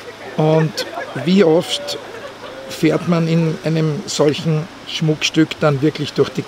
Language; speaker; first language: German; native; German